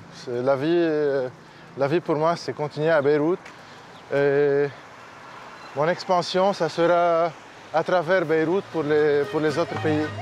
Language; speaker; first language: French; non-native, local second language; Arabic